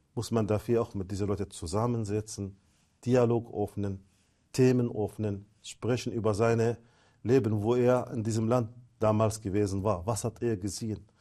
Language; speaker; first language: German; non-native, fluent; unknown